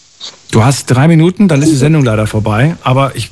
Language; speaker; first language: German; native; German